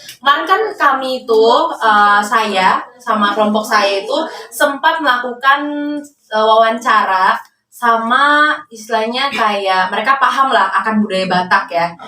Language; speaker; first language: Indonesian; native; Indonesian